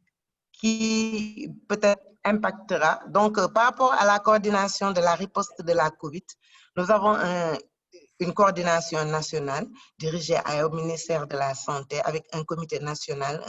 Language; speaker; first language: French; non-native, local second language; Wolof